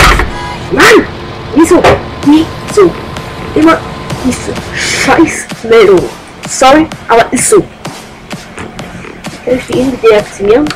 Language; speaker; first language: German; native; German